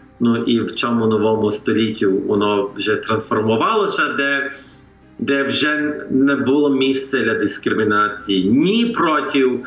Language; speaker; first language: Ukrainian; early bilingual, heritage; English